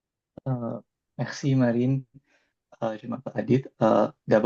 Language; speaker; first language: French; non-native, learner; Indonesian